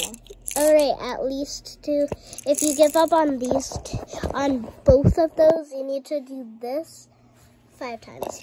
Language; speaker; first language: English; native; English